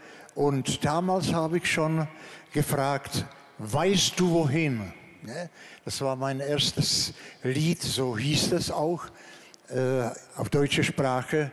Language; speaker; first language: German; non-native, fluent; Czech